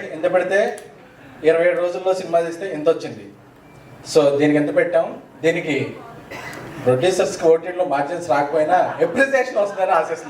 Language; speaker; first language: Telugu; native; Telugu